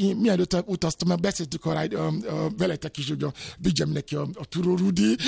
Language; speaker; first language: Hungarian; non-native, fluent; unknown